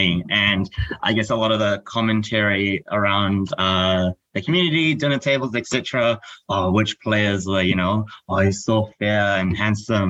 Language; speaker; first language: English; native; English